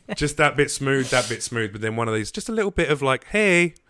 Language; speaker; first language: English; native; English